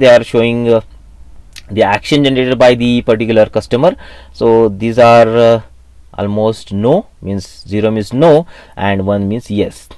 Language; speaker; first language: English; non-native, local second language; Marathi